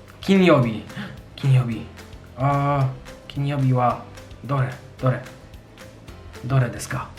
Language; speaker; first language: Japanese; non-native, fluent; Polish